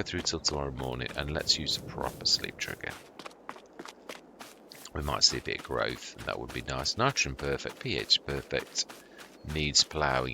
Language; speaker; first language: English; native; English